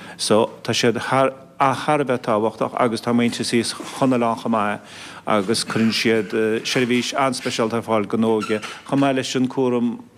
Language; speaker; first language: Irish; native; Irish